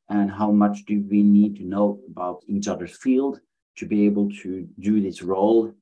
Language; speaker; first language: English; non-native, fluent; Norwegian